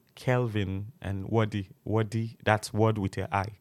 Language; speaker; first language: English; non-native, local second language; Yoruba